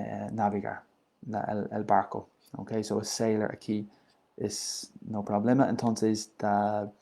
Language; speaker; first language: Spanish; non-native, learner; English